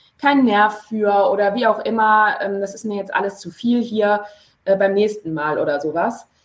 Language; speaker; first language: German; native; German